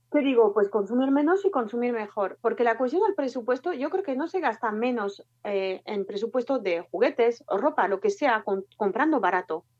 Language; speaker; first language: Spanish; non-native, fluent; French